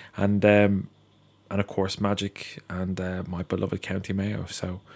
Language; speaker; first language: English; native; English